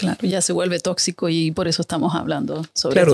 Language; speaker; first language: Spanish; native; Spanish